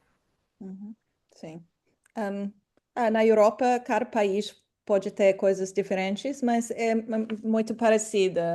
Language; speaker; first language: Portuguese; non-native, fluent; English